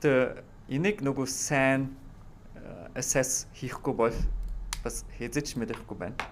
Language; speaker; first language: Mongolian; non-native, fluent; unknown